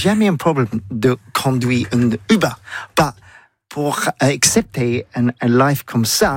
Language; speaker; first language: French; non-native, learner; English